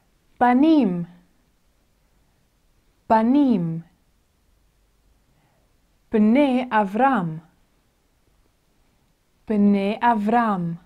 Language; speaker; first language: Hebrew; non-native, fluent; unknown